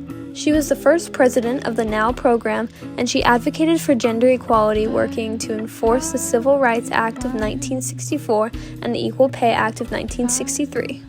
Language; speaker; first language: English; native; English